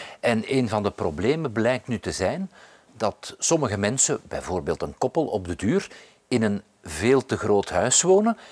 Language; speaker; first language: Dutch; native; Dutch